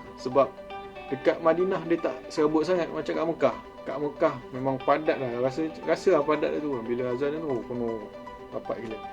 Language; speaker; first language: Malay; native; Malay